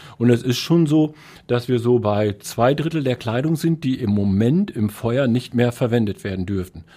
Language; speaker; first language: German; native; German